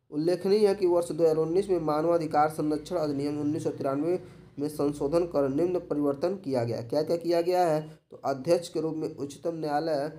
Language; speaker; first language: Hindi; native; Hindi